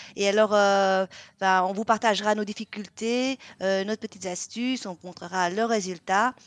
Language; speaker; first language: French; non-native, fluent; Vietnamese